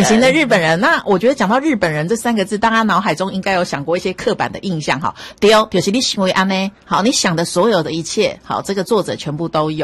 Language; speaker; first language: Chinese; native; Chinese